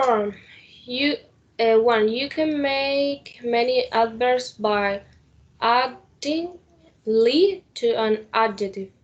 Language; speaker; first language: English; non-native, learner; Spanish